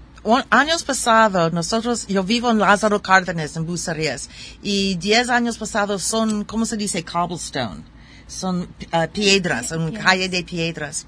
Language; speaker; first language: Spanish; non-native, learner; German